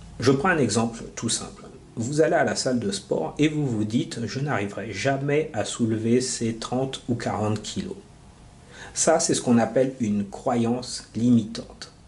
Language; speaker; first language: French; native; French